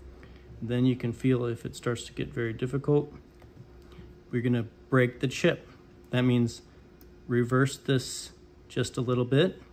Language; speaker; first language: English; native; English